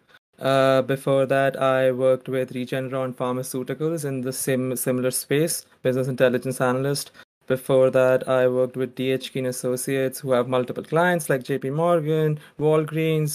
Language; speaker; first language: English; non-native, local second language; Gujarati